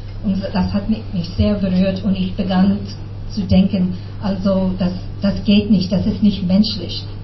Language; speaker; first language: German; non-native, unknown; English